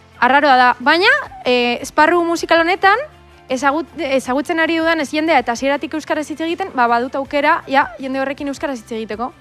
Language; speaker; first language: Basque; non-native, local second language; Spanish